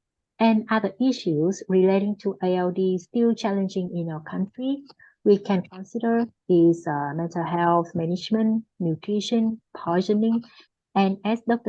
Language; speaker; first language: English; non-native, fluent; Vietnamese